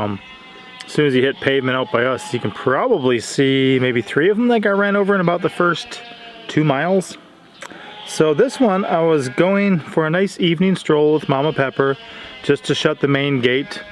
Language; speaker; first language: English; native; English